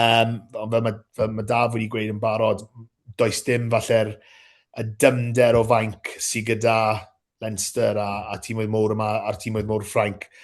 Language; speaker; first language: Welsh; native; Welsh